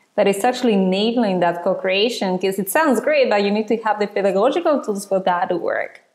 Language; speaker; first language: English; non-native, fluent; Spanish